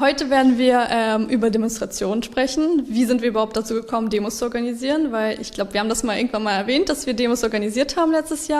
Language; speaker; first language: German; early bilingual, other home language; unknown